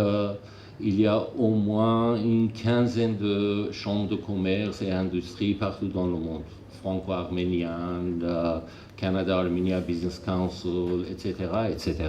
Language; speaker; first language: French; non-native, learner; Armenian